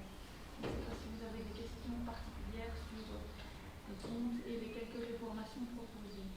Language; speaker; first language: French; native; French